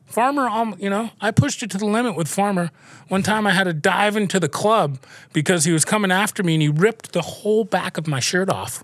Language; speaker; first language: English; native; English